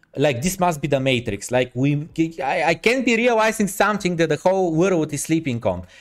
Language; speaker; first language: English; non-native, fluent; Bulgarian